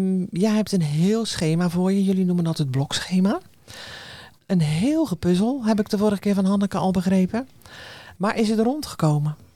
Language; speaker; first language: Dutch; native; Dutch